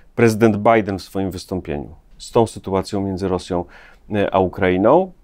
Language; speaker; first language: Polish; native; Polish